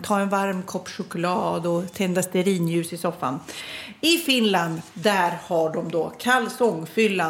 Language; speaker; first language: Swedish; native; Swedish